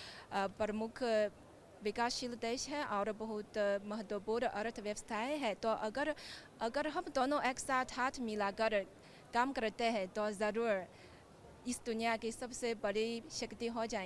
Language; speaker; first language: Hindi; non-native, fluent; Chinese